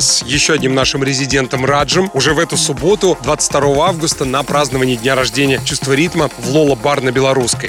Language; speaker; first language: Russian; native; Russian